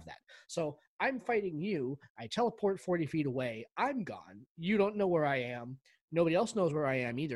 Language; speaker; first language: English; native; English